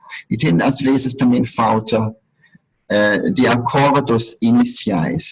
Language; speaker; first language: Portuguese; non-native, fluent; German